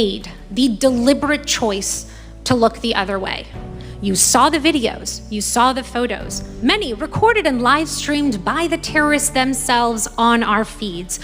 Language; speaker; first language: English; early bilingual, other home language; Persian